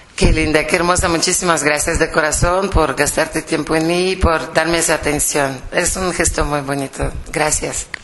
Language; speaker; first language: Spanish; non-native, fluent; Russian